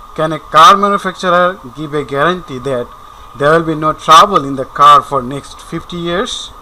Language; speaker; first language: English; non-native, local second language; Bangla